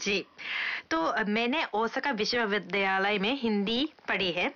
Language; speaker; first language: Hindi; non-native, fluent; Japanese